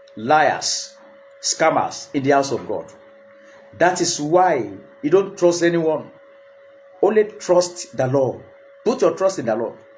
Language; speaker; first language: English; non-native, local second language; Yoruba